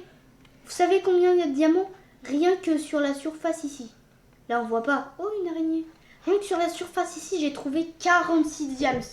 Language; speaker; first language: French; native; French